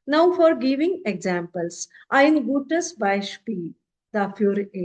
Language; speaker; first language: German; non-native, fluent; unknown